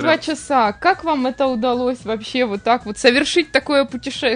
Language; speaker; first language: Russian; native; Russian